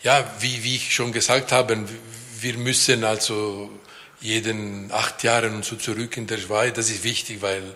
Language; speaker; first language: German; non-native, fluent; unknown